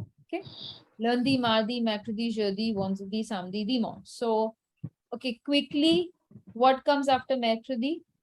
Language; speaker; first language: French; non-native, fluent; Hindi